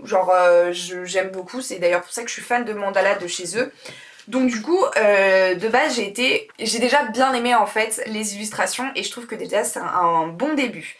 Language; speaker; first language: French; native; French